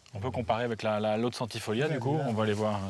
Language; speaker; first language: French; native; French